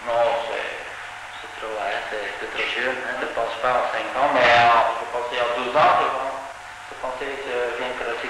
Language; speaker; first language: French; non-native, local second language; Dutch